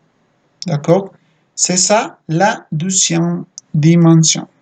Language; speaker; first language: French; non-native, fluent; Spanish